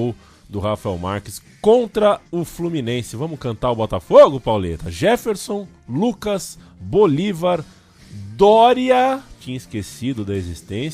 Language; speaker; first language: Portuguese; native; Portuguese